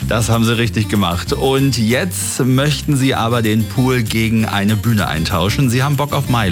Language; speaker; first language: German; native; German